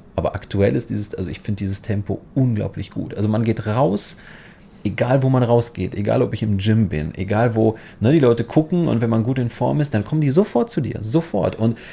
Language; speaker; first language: German; non-native, fluent; Polish